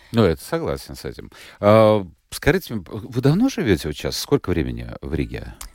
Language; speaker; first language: Russian; native; Russian